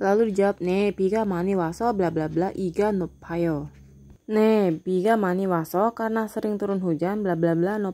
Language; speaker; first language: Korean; non-native, fluent; Indonesian